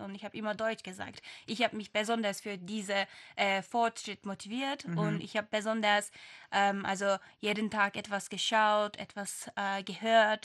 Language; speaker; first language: German; non-native, fluent; Turkish